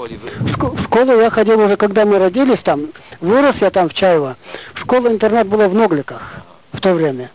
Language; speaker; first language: Russian; non-native, local second language; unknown